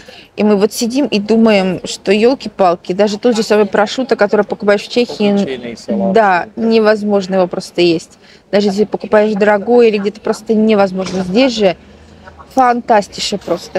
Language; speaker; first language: Russian; native; Russian